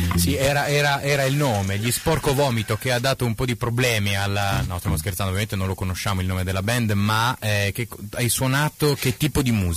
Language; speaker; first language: Italian; native; Italian